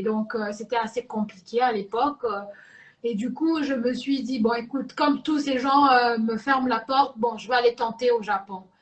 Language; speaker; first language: French; non-native, local second language; Lingala